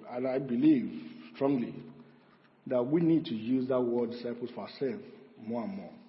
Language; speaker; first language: English; non-native, local second language; Yoruba